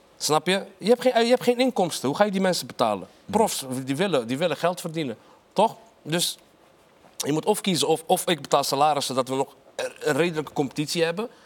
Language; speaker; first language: Dutch; early bilingual, other home language; Arabic